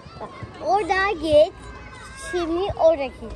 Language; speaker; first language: Turkish; early bilingual, other home language; Dutch